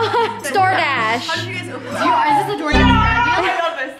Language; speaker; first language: English; native; English